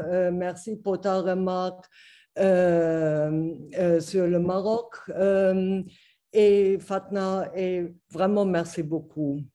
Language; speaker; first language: French; non-native, fluent; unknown